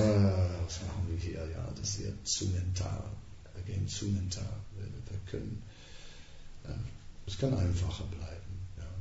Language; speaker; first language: German; non-native, fluent; Dutch